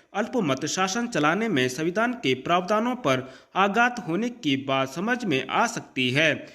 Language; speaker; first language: Hindi; native; Hindi